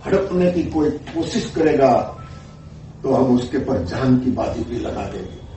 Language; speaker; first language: Hindi; non-native, local second language; Gujarati